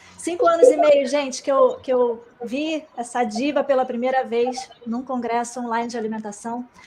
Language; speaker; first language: Portuguese; native; Portuguese